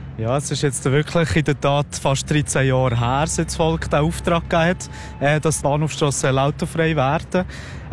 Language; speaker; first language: German; native; German